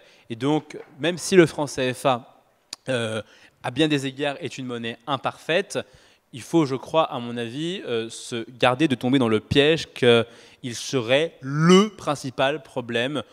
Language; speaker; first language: French; native; French